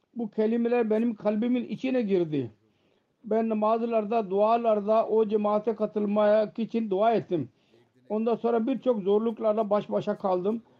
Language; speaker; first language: Turkish; non-native, fluent; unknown